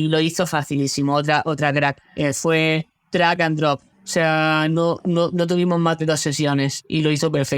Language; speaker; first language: Spanish; native; Spanish